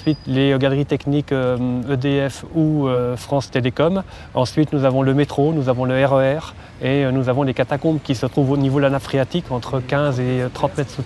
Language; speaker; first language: French; native; French